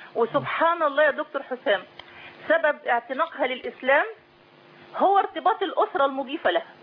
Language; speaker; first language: Arabic; native; Arabic